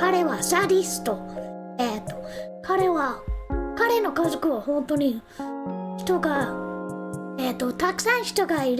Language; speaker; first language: Japanese; non-native, learner; English